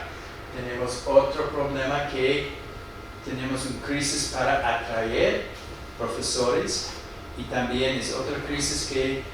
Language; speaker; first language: Spanish; non-native, fluent; English